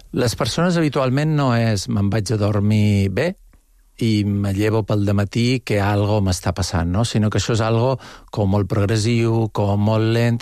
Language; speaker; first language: Catalan; native; Catalan